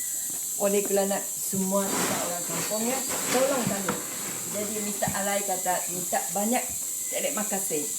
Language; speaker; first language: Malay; non-native, fluent; Japanese